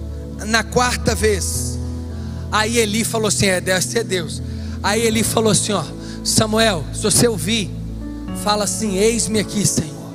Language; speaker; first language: Portuguese; native; Portuguese